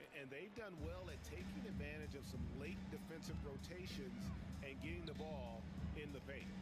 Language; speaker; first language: English; native; English